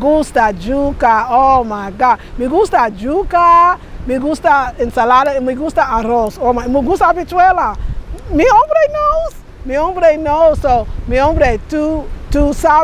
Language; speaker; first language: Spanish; non-native, learner; English